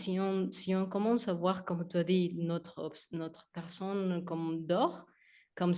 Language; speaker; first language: French; non-native, learner; Spanish